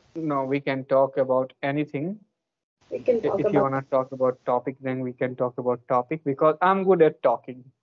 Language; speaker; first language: English; non-native, local second language; Hindi